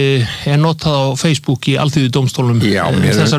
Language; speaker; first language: Icelandic; native; Icelandic